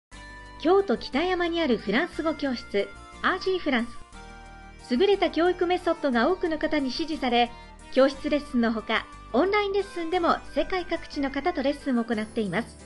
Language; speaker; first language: Japanese; native; Japanese